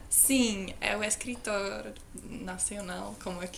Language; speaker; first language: Portuguese; non-native, fluent; Finnish